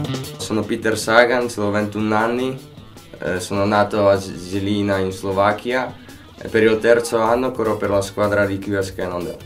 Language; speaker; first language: Italian; non-native, fluent; Slovak